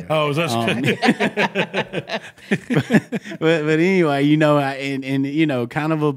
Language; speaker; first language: English; native; English